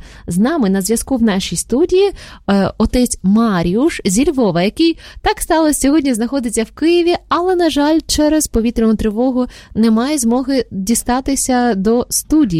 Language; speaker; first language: Ukrainian; native; Ukrainian